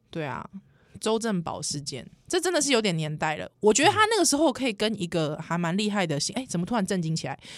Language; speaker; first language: Chinese; native; Chinese